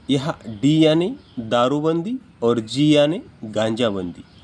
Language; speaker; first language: Hindi; non-native, local second language; Marathi